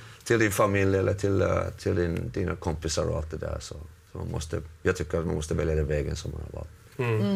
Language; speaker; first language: Swedish; non-native, local second language; Finnish